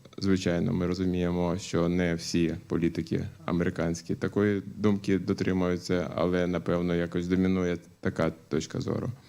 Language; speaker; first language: Ukrainian; native; Ukrainian